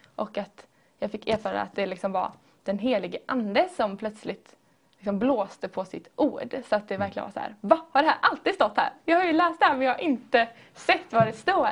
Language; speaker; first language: Swedish; native; Swedish